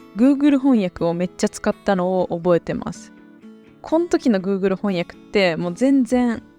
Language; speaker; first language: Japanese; native; Japanese